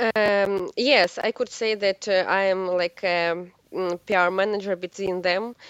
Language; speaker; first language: English; non-native, learner; Ukrainian